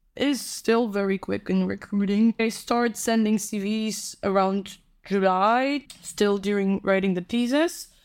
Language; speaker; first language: English; non-native, fluent; Polish